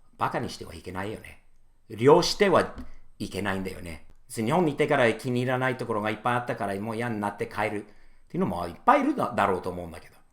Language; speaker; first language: Japanese; non-native, fluent; English